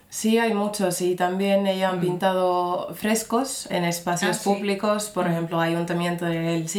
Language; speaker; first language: Spanish; non-native, fluent; Finnish